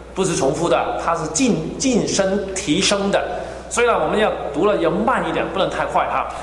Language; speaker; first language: Chinese; non-native, fluent; Cantonese